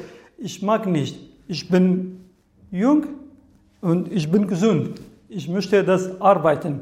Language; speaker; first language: German; non-native, learner; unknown